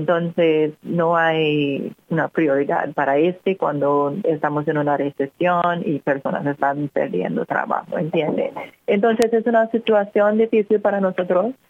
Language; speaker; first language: Spanish; non-native, fluent; English